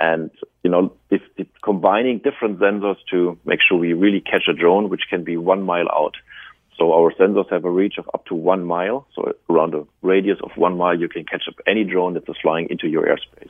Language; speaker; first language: English; non-native, fluent; German